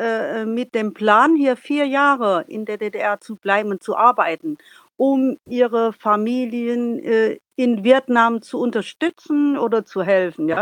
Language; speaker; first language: German; non-native, learner; Vietnamese